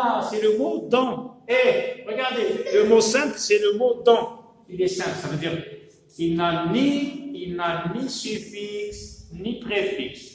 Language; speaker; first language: French; non-native, local second language; Arabic